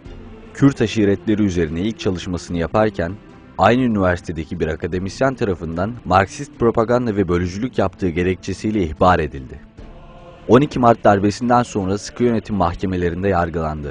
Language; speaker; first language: Turkish; native; Turkish